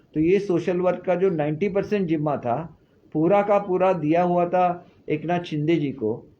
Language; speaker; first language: Hindi; non-native, local second language; Marathi